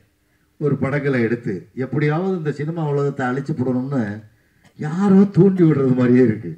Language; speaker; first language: Tamil; native; Tamil